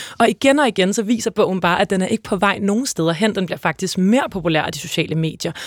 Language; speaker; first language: Danish; native; Danish